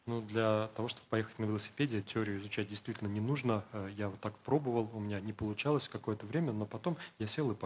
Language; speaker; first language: Russian; native; Russian